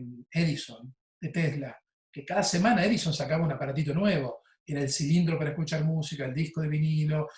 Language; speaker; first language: Spanish; native; Spanish